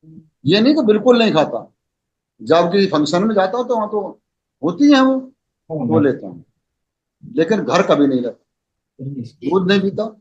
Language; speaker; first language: Hindi; native; Hindi